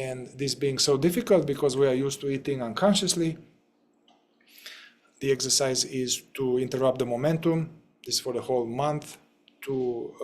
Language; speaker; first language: English; non-native, fluent; Romanian